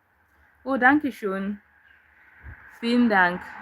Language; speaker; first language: German; non-native, learner; Yoruba